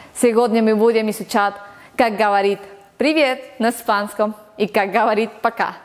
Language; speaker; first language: Russian; non-native, learner; Spanish